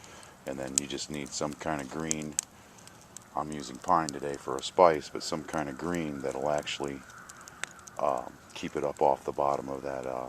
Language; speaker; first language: English; native; English